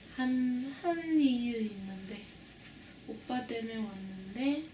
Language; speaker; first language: Korean; non-native, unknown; English